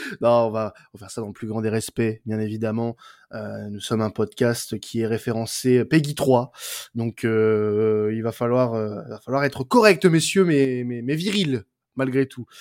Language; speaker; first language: French; native; French